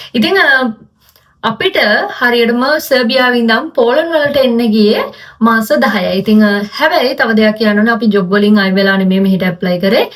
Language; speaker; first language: Sinhala; native; Sinhala